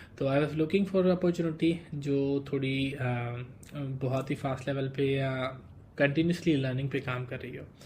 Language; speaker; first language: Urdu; non-native, local second language; Sindhi